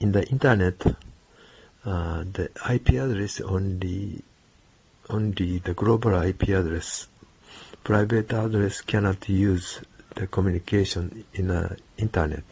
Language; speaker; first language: English; non-native, learner; Japanese